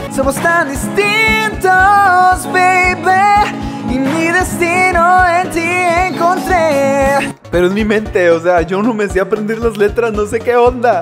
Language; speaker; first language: Spanish; native; Spanish